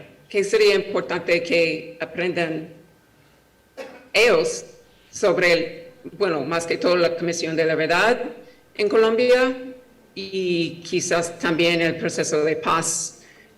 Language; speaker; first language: Spanish; non-native, fluent; English